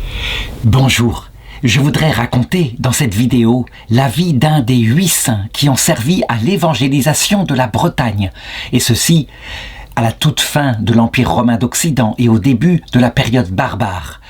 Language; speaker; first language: French; native; French